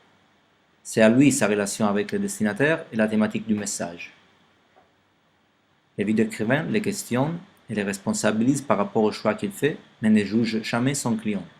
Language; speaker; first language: French; non-native, fluent; Italian